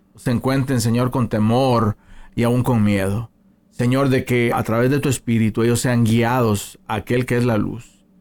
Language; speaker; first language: Spanish; native; Spanish